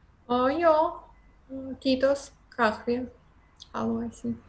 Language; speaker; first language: Finnish; non-native, learner; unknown